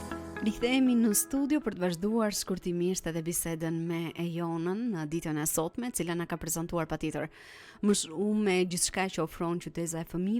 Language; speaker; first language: Albanian; native; Albanian